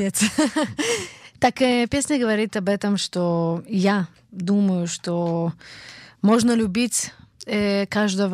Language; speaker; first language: Russian; early bilingual, heritage; Russian